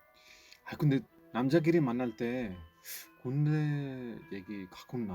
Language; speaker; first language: Korean; non-native, fluent; Spanish